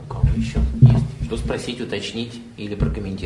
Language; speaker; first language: Russian; native; Russian